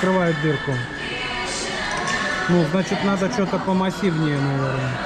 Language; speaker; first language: Russian; native; Russian